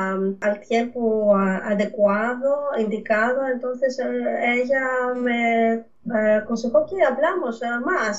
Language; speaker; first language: Spanish; non-native, fluent; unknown